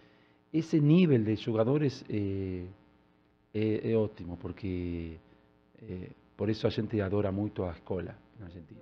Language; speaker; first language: Portuguese; non-native, learner; Spanish